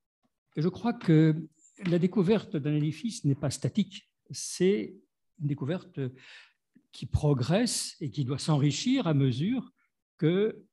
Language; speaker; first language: French; native; French